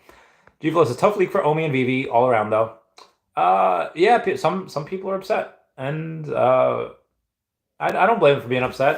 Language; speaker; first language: English; native; English